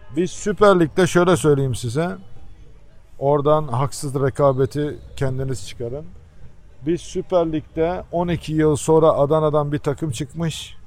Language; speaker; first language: Turkish; early bilingual, heritage; Turkish